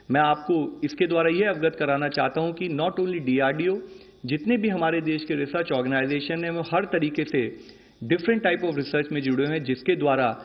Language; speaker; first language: Hindi; native; Hindi